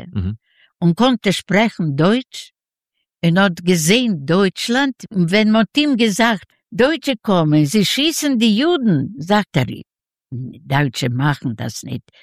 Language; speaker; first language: German; non-native, learner; Yiddish